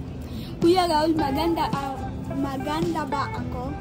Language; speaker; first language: Filipino; non-native, learner; Spanish